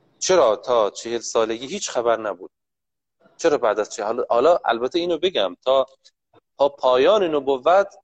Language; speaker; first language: Persian; native; Persian